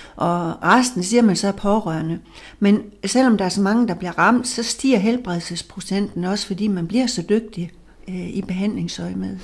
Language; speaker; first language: Danish; native; Danish